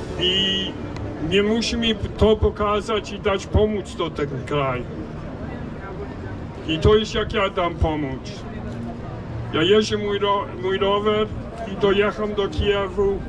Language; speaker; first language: Polish; non-native, learner; English